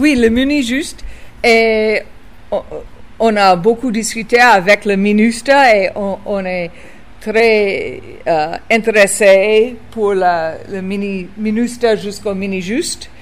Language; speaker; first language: French; non-native, fluent; English